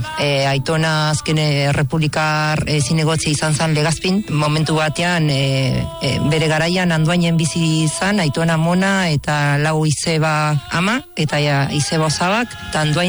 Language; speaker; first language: Basque; non-native, fluent; Spanish